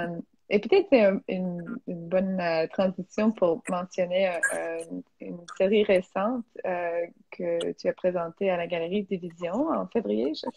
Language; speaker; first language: French; non-native, fluent; English